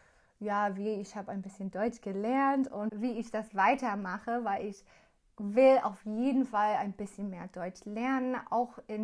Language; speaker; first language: German; non-native, learner; English